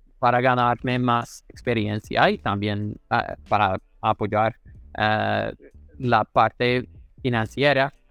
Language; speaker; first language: Spanish; non-native, fluent; English